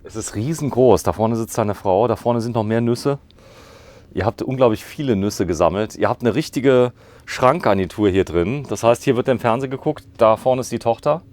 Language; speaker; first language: German; native; German